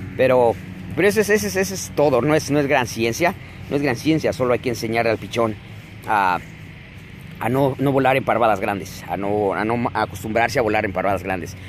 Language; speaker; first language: Spanish; native; Spanish